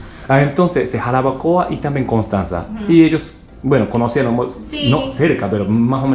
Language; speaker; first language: Spanish; non-native, learner; Japanese